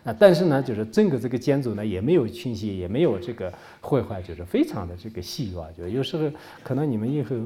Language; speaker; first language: Chinese; non-native, local second language; Tibetan